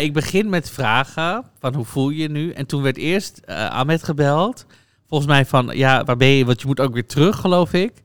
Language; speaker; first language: Dutch; native; Dutch